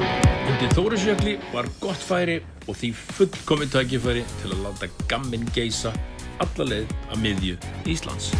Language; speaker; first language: Icelandic; native; Icelandic